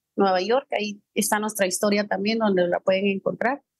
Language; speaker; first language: Spanish; native; Spanish